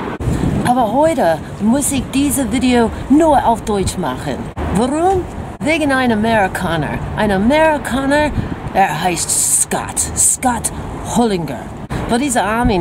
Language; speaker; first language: German; non-native, fluent; English